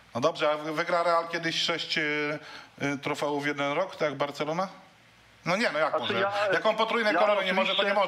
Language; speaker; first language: Polish; native; Polish